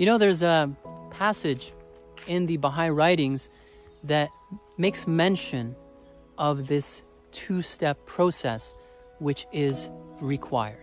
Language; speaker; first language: English; native; English